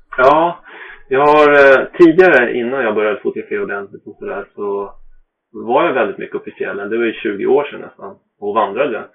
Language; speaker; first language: Swedish; native; Swedish